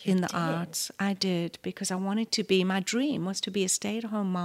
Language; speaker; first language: English; native; English